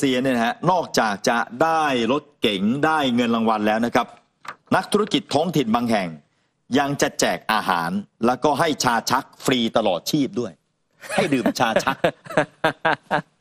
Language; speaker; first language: Thai; native; Thai